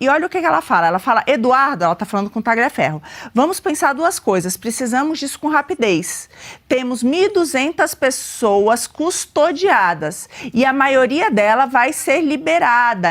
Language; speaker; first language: Portuguese; native; Portuguese